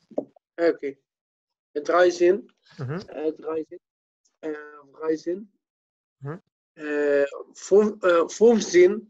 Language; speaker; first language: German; non-native, learner; Arabic